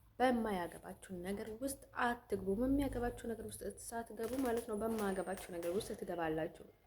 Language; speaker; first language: Amharic; native; Amharic